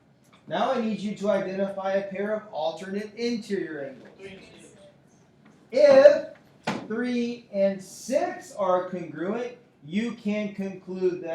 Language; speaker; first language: English; native; English